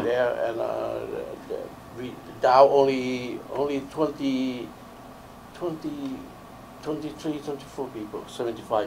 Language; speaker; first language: English; non-native, learner; Lao